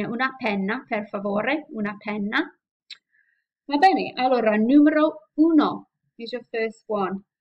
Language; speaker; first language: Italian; non-native, fluent; English